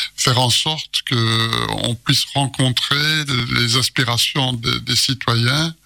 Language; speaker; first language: French; native; French